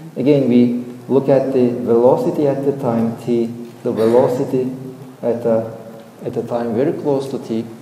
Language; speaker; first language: English; non-native, fluent; Turkish